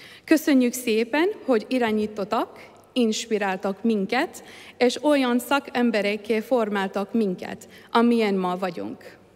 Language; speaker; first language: Hungarian; non-native, learner; English